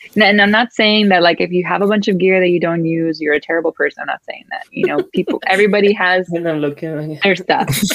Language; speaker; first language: English; early bilingual, other home language; Spanish